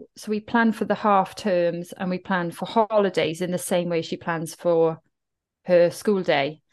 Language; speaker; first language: English; native; English